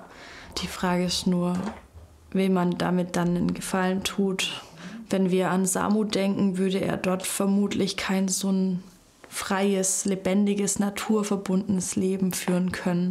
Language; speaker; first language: German; native; German